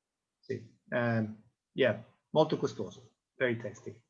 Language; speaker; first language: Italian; non-native, learner; English